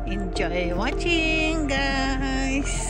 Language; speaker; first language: English; non-native, local second language; Filipino